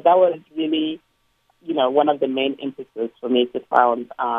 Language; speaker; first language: English; non-native, local second language; Igbo